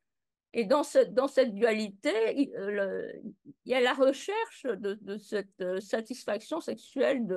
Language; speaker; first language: French; native; French